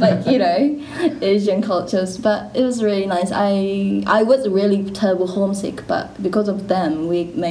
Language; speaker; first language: English; non-native, learner; Japanese